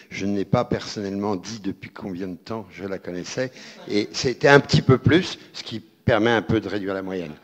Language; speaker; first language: French; native; French